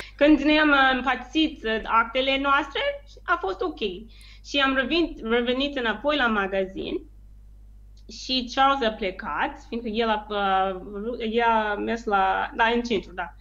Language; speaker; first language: Romanian; non-native, learner; English